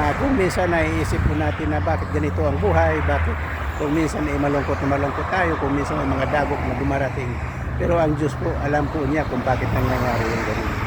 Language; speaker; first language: Filipino; non-native, local second language; Cebuano